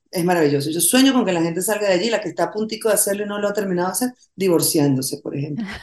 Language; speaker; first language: Spanish; native; Spanish